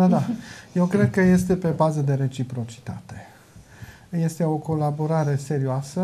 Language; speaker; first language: Romanian; non-native, local second language; German